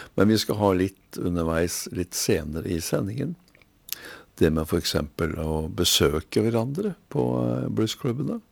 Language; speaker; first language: Norwegian; native; Norwegian